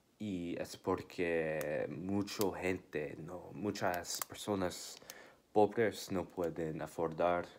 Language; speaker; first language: Spanish; non-native, learner; English